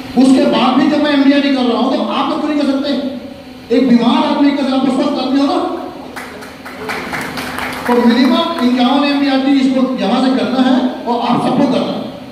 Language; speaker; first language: Hindi; native; Hindi